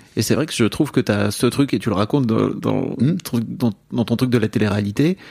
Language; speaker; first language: French; native; French